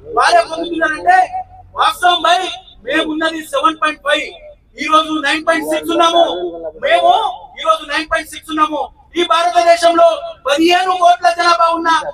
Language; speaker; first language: Telugu; non-native, local second language; Lambadi